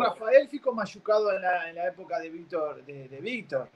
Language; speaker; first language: Portuguese; non-native, fluent; Spanish